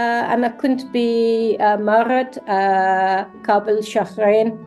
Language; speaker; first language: Arabic; non-native, learner; English